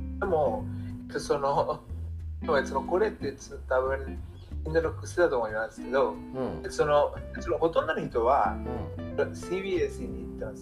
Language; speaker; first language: Japanese; non-native, learner; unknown